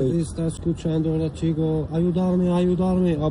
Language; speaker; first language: Spanish; non-native, learner; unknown